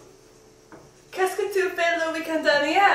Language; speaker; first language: French; non-native, learner; English